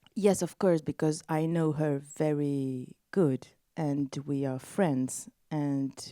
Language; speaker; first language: English; non-native, learner; French